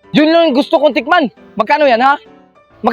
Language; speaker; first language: Filipino; non-native, local second language; Cebuano